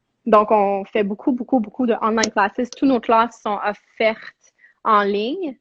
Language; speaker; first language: French; native; French